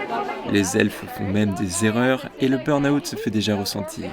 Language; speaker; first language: French; native; French